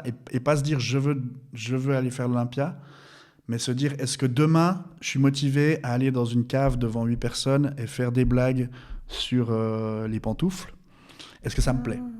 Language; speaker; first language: French; native; French